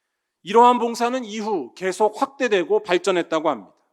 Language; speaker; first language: Korean; native; Korean